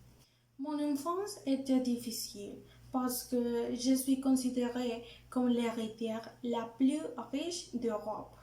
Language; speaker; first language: French; non-native, learner; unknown